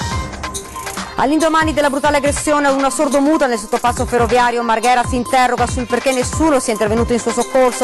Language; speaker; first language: Italian; native; Italian